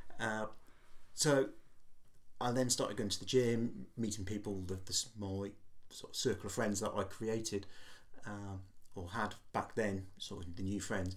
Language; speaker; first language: English; native; English